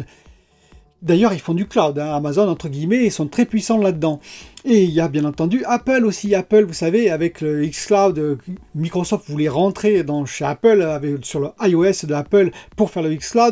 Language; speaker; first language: French; native; French